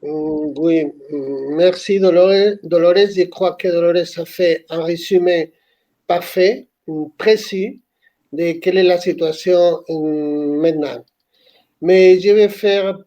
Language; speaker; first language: French; non-native, fluent; Spanish